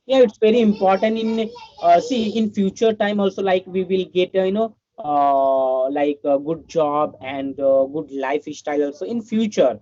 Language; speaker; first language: English; non-native, learner; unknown